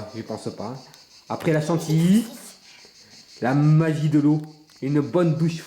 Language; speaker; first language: French; native; French